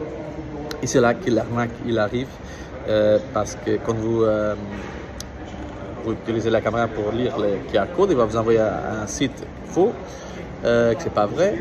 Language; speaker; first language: French; non-native, learner; Portuguese